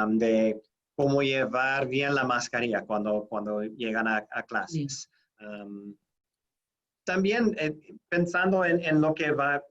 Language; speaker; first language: Spanish; non-native, fluent; English